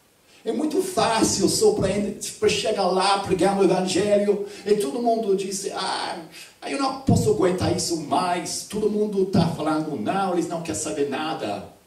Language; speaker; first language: Portuguese; non-native, fluent; English